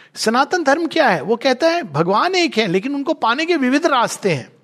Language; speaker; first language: Hindi; native; Hindi